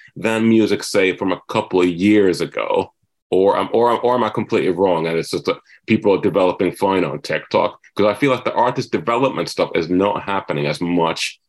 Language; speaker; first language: English; non-native, fluent; Finnish